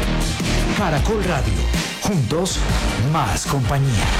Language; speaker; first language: Spanish; native; Spanish